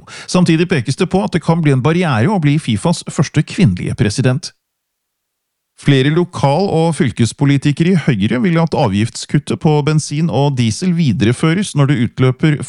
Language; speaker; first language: Norwegian; native; Norwegian